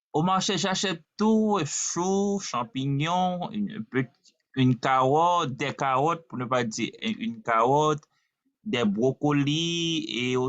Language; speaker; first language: French; non-native, learner; Haitian Creole